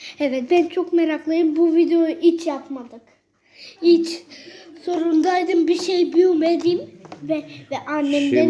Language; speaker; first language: Turkish; early bilingual, heritage; Turkish